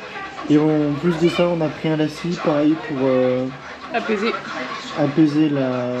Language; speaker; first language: French; native; French